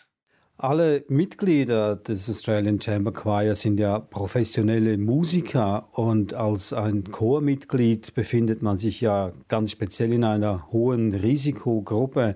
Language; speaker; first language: German; native; German